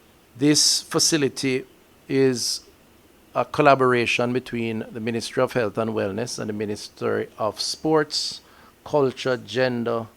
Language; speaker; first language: English; native; English